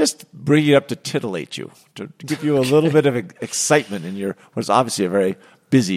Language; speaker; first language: English; native; English